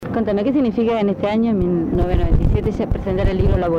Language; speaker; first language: Spanish; native; Spanish